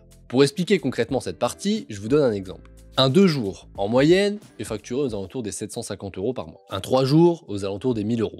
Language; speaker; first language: French; native; French